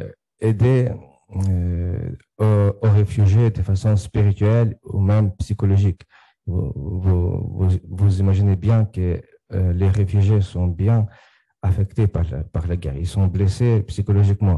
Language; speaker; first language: French; non-native, fluent; Ukrainian